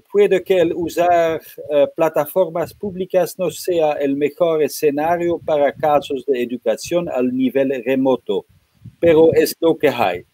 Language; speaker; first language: Spanish; non-native, fluent; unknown